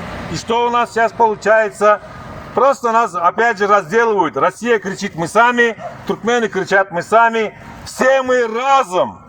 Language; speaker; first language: Russian; native; Russian